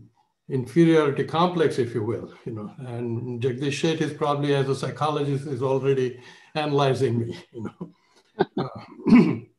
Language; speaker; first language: English; non-native, local second language; Marathi